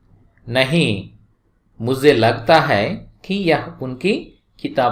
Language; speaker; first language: Hindi; non-native, local second language; Telugu